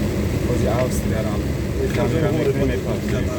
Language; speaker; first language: Russian; non-native, local second language; Tajik